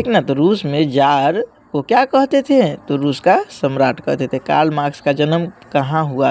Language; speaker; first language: Hindi; native; Hindi